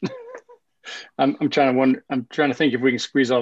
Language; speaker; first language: English; native; English